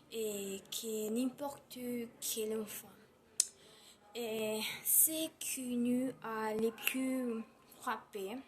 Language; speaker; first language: French; non-native, learner; Spanish